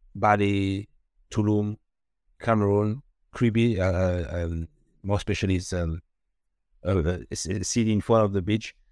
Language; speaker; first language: English; non-native, local second language; French